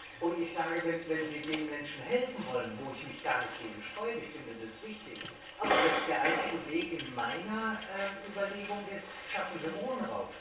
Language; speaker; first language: German; native; German